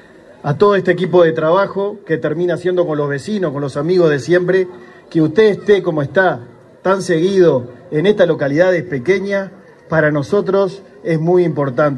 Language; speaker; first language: Spanish; native; Spanish